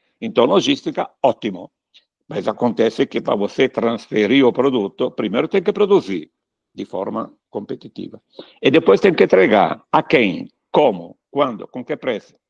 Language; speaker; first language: Portuguese; non-native, fluent; Italian